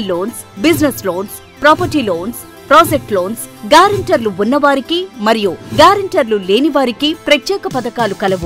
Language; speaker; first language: Telugu; native; Telugu